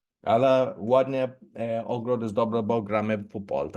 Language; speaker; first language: Polish; non-native, learner; English